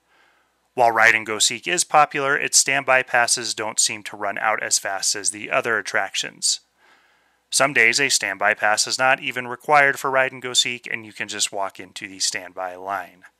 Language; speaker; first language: English; native; English